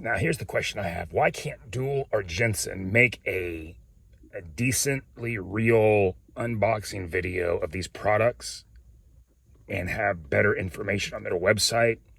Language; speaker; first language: English; native; English